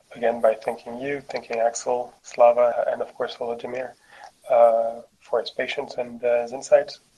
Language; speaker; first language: English; non-native, fluent; French